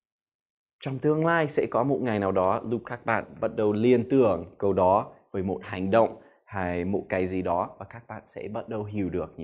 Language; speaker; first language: Vietnamese; non-native, fluent; English